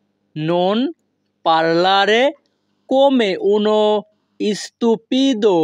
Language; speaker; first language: Italian; non-native, fluent; Bangla